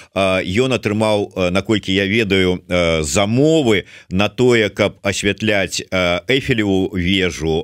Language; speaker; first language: Belarusian; native; Belarusian